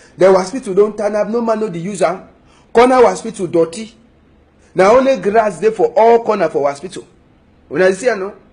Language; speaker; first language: Nigerian Pidgin; native; Nigerian Pidgin